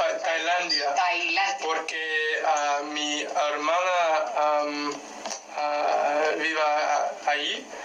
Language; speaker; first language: Spanish; non-native, learner; English